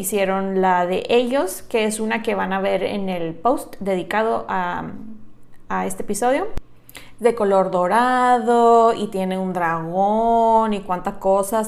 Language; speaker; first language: Spanish; native; Spanish